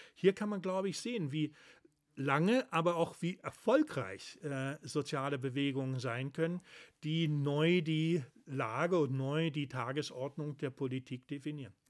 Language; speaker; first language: German; native; German